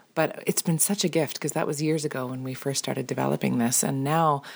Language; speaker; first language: English; native; English